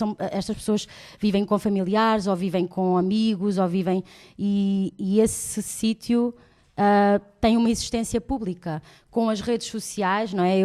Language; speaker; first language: Portuguese; native; Portuguese